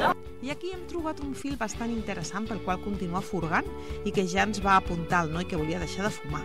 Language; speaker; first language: Catalan; native; Catalan